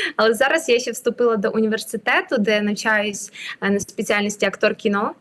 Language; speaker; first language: Ukrainian; native; Ukrainian